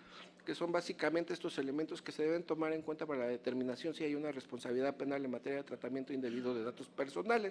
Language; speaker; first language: Spanish; native; Spanish